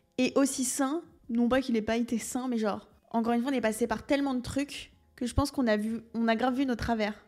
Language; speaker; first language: French; native; French